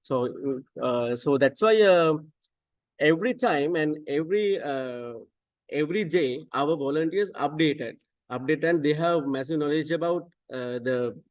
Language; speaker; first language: English; non-native, local second language; Sinhala